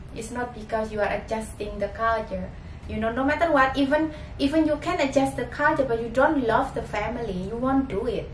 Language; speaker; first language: English; non-native, fluent; Indonesian